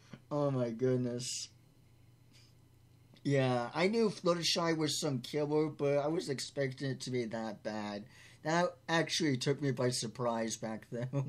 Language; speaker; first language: English; native; English